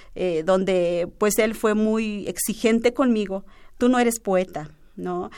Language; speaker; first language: Spanish; non-native, local second language; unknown